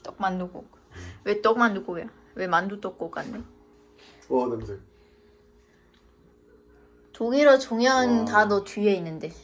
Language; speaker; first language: Korean; non-native, fluent; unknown